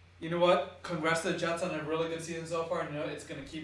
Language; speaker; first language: English; native; English